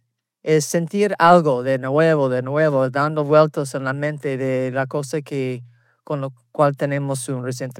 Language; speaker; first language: Spanish; early bilingual, heritage; Spanish